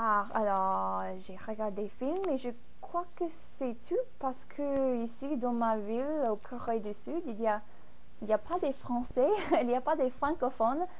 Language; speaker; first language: French; non-native, fluent; English